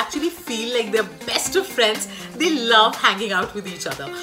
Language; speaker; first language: English; non-native, local second language; Hindi